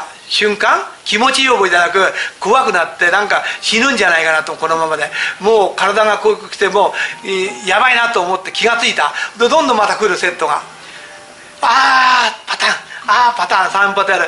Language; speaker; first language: Japanese; native; Japanese